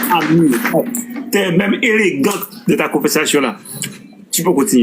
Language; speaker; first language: French; non-native, local second language; Haitian Creole